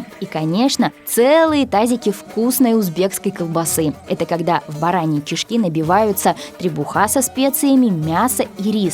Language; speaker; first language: Russian; native; Russian